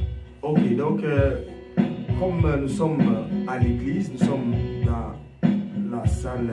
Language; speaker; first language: French; non-native, local second language; Lingala